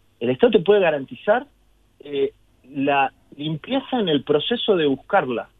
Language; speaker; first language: Spanish; native; Spanish